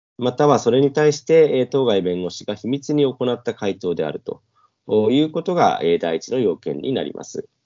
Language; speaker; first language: Japanese; native; Japanese